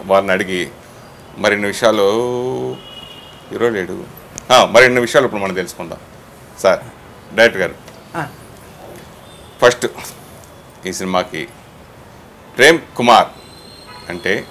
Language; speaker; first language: Telugu; native; Telugu